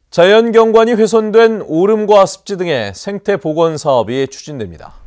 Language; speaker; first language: Korean; native; Korean